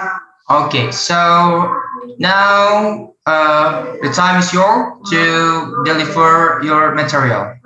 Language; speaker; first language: English; non-native, learner; Indonesian